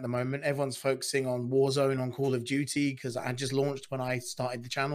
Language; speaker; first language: English; native; English